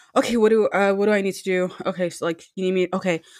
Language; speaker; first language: English; early bilingual, other home language; Amharic